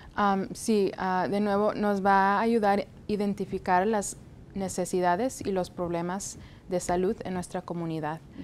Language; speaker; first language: Spanish; early bilingual, heritage; Spanish